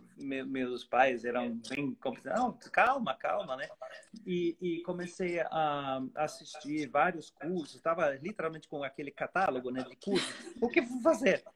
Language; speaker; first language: Portuguese; non-native, fluent; Swedish